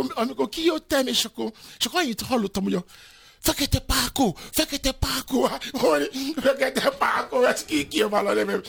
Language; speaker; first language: Hungarian; non-native, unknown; Yoruba